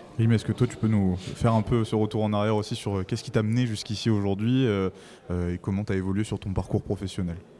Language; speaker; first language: French; native; French